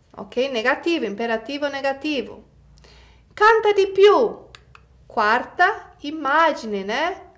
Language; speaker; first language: Italian; non-native, fluent; Portuguese